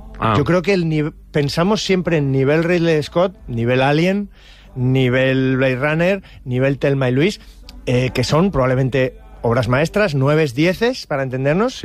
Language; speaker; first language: Spanish; native; Spanish